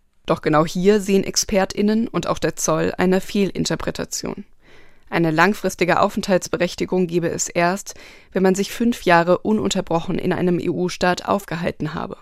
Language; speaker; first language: German; native; German